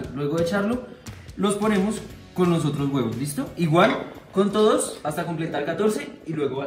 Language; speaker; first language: Spanish; native; Spanish